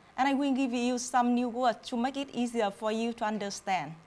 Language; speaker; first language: English; non-native, fluent; Vietnamese